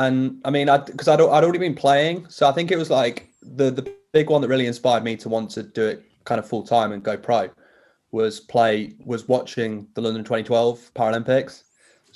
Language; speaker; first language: English; native; English